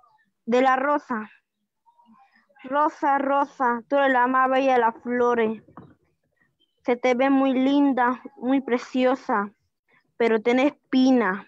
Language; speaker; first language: Spanish; native; Spanish